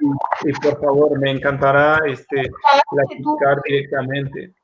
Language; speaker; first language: Spanish; native; Spanish